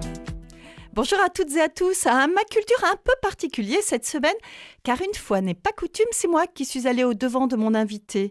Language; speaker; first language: French; native; French